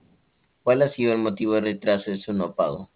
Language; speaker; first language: Spanish; native; Spanish